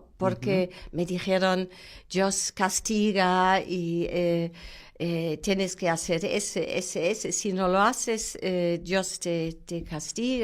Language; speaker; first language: Spanish; non-native, fluent; German